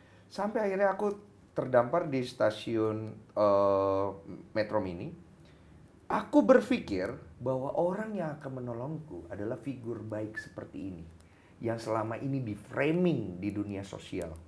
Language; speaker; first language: Indonesian; native; Indonesian